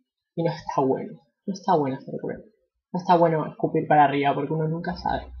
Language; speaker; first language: Spanish; native; Spanish